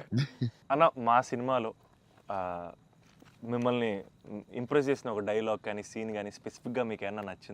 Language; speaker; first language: Telugu; native; Telugu